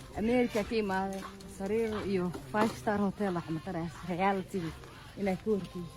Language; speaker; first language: Somali; early bilingual, heritage; Somali